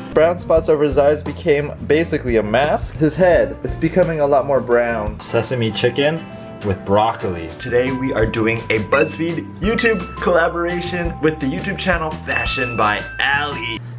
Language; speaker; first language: English; native; English